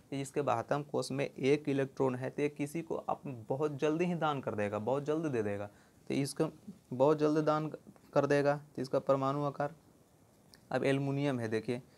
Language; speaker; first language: Hindi; native; Hindi